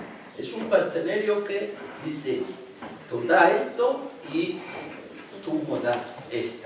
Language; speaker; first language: Spanish; non-native, fluent; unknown